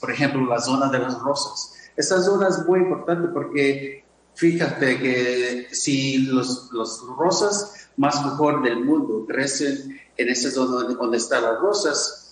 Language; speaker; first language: Spanish; non-native, fluent; English